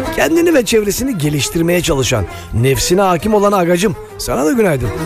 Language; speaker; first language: Turkish; native; Turkish